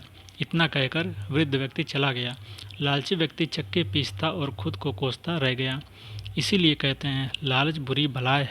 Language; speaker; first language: Hindi; native; Hindi